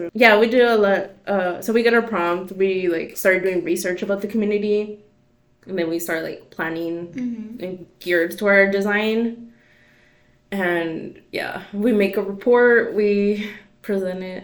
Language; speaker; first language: English; early bilingual, other home language; Spanish